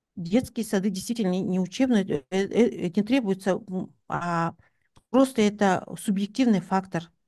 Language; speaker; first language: Russian; non-native, local second language; Tuvinian